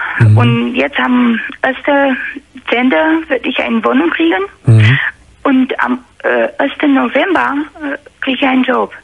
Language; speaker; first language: German; non-native, fluent; Romanian